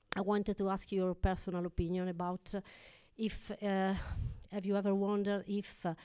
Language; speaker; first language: English; non-native, fluent; Italian